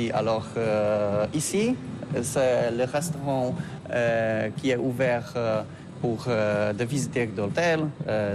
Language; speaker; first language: French; non-native, learner; Polish